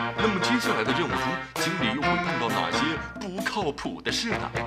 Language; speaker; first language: Chinese; native; Chinese